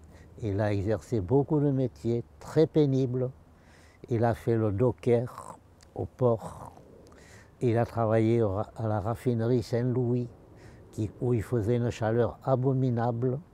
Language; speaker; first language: French; early bilingual, other home language; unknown